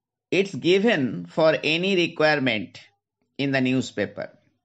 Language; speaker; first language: English; non-native, local second language; Bangla